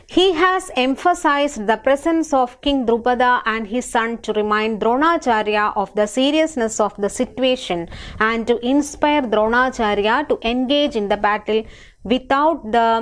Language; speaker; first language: English; non-native, local second language; Malayalam